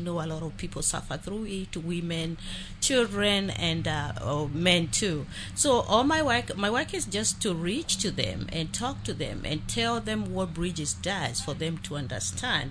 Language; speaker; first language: English; non-native, local second language; Kikuyu